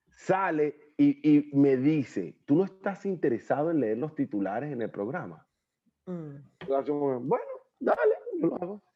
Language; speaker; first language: Spanish; native; Spanish